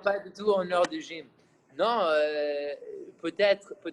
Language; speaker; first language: French; non-native, fluent; English